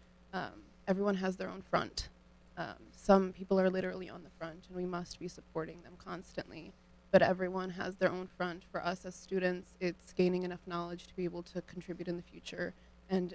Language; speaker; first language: English; early bilingual, other home language; Ukrainian